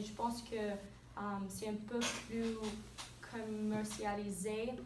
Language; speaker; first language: French; non-native, learner; English